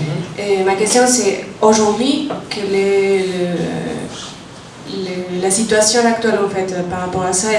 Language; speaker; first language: French; non-native, fluent; Spanish